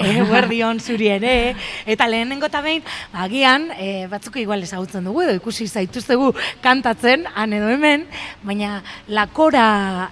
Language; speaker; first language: Basque; native; Basque